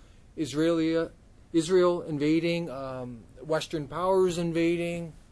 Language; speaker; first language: English; native; English